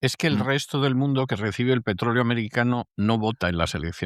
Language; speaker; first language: Spanish; native; Spanish